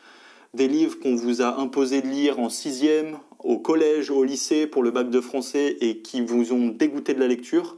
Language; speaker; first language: French; native; French